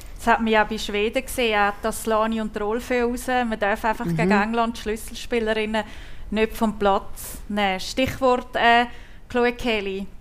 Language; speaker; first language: German; native; German